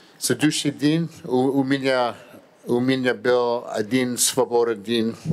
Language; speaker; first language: Russian; non-native, learner; English